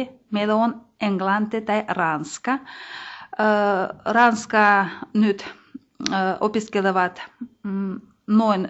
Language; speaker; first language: Finnish; non-native, fluent; Russian